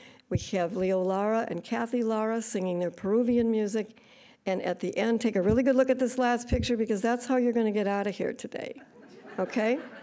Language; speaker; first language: English; native; English